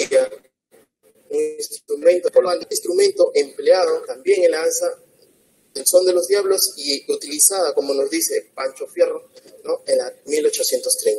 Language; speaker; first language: Spanish; native; Spanish